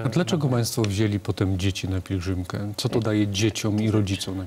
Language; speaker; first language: Polish; native; Polish